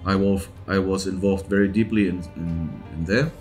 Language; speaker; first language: English; non-native, fluent; German